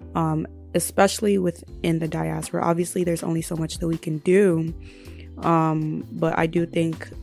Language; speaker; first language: English; early bilingual, other home language; Yoruba